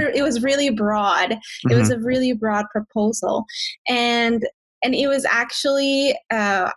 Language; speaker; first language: English; non-native, fluent; Spanish